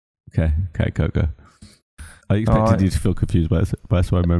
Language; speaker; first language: English; native; English